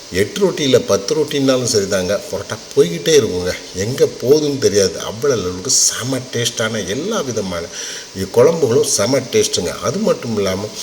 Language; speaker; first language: Tamil; native; Tamil